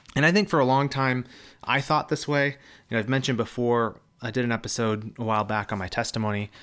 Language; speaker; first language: English; native; English